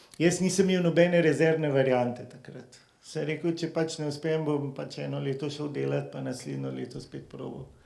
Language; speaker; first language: Slovenian; native; Slovenian